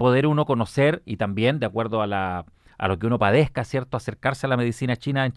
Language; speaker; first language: Spanish; native; Spanish